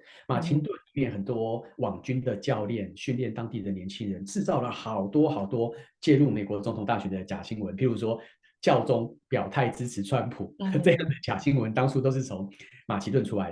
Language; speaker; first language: Chinese; native; Chinese